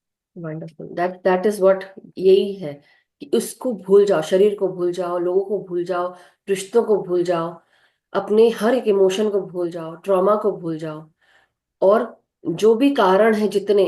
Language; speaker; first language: Hindi; native; Hindi